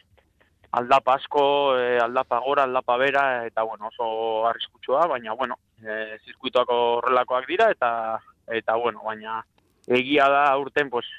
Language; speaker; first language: Basque; non-native, local second language; Spanish